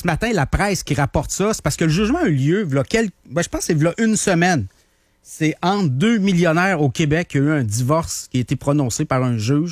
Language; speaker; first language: French; native; French